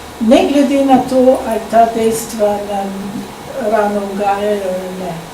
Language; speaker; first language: Slovenian; early bilingual, heritage; Slovenian